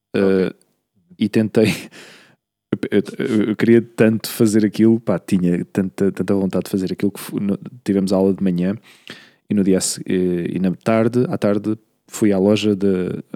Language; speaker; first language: Portuguese; native; Portuguese